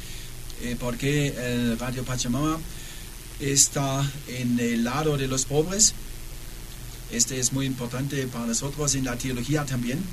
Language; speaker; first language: Spanish; non-native, learner; German